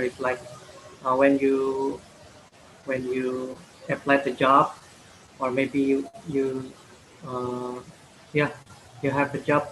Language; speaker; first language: English; non-native, learner; Malay